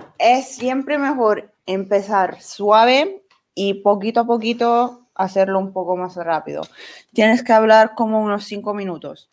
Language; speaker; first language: Spanish; non-native, learner; Italian